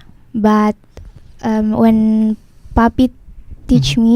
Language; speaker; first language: English; non-native, learner; Indonesian